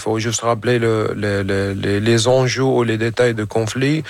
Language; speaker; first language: French; non-native, fluent; Arabic